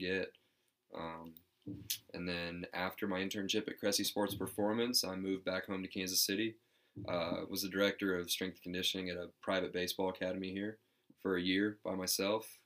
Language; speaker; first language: English; native; English